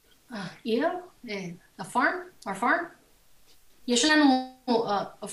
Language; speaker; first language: Hebrew; non-native, learner; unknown